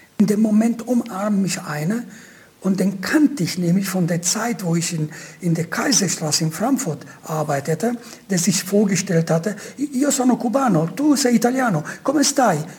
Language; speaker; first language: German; non-native, fluent; Italian